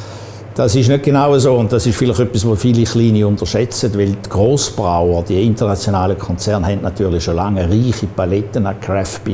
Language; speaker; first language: German; native; German